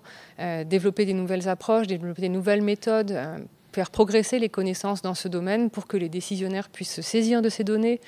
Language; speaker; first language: French; native; French